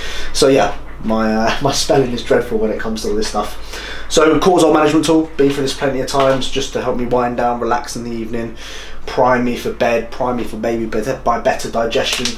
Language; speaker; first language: English; native; English